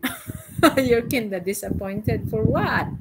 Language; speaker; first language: English; non-native, local second language; Filipino